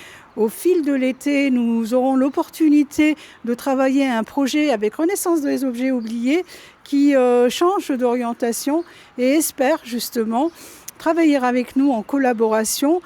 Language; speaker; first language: French; native; French